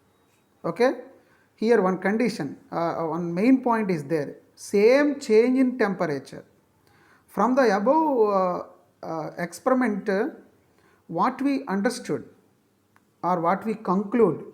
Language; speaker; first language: English; non-native, local second language; Telugu